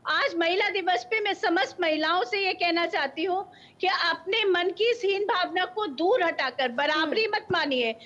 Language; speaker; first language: Hindi; native; Hindi